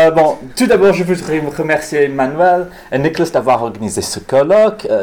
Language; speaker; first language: French; non-native, fluent; English